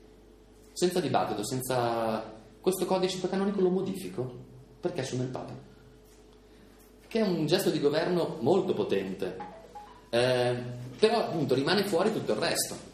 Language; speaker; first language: Italian; native; Italian